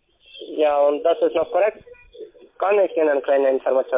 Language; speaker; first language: German; non-native, learner; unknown